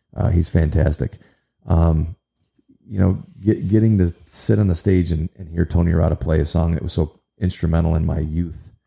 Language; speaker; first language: English; native; English